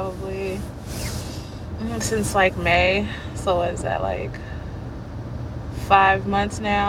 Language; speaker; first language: English; native; English